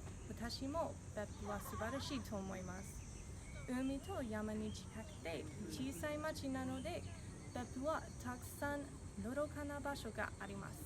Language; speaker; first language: Japanese; non-native, learner; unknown